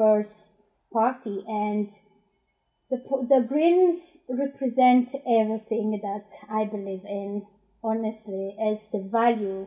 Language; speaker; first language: English; non-native, fluent; Rundi